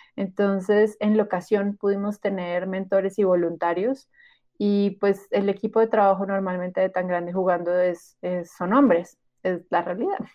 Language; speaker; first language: Spanish; native; Spanish